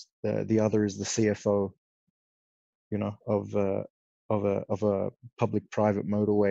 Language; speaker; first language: English; native; English